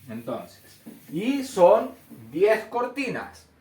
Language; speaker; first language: Spanish; native; Spanish